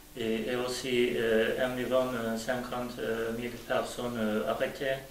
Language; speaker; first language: French; non-native, learner; Turkish